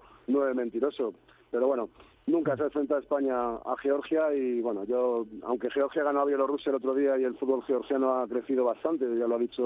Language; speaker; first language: Spanish; native; Spanish